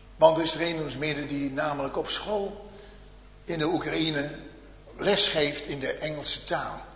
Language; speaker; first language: Dutch; native; Dutch